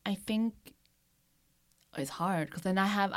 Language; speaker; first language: English; native; English